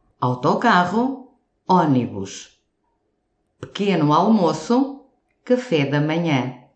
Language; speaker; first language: Portuguese; native; Portuguese